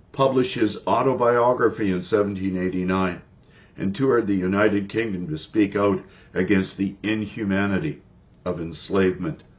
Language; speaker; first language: English; native; English